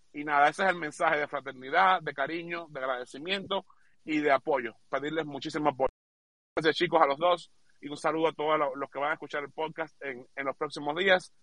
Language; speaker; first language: Spanish; native; Spanish